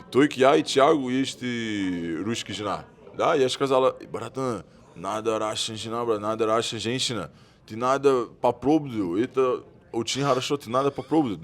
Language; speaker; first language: Russian; non-native, learner; Portuguese